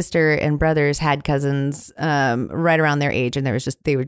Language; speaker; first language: English; native; English